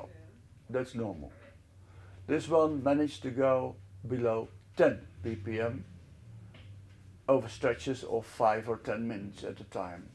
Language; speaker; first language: English; non-native, fluent; Dutch